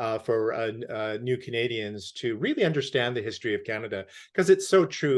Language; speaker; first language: English; native; English